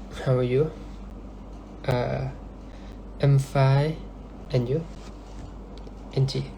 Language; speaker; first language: English; non-native, learner; Thai